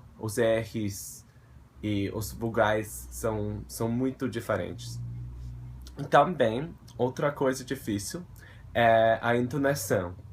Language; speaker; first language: Portuguese; non-native, fluent; English